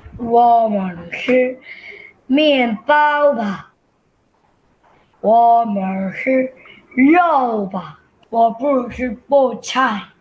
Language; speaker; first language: Chinese; non-native, learner; Korean